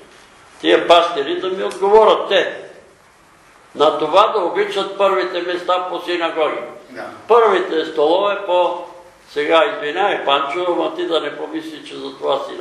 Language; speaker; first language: Bulgarian; native; Bulgarian